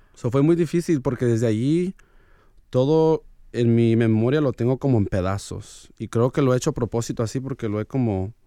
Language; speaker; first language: Spanish; early bilingual, heritage; Spanish